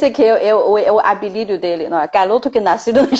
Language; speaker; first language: Portuguese; non-native, fluent; Chinese